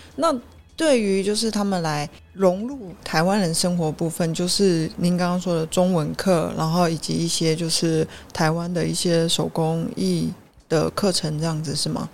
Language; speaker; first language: Chinese; native; Chinese